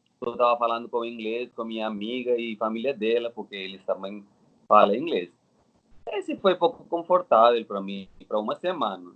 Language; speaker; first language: Portuguese; non-native, learner; Telugu